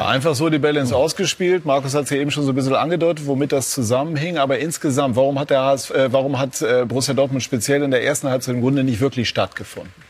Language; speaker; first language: German; native; German